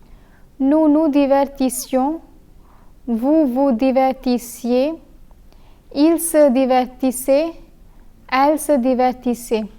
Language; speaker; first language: French; non-native, fluent; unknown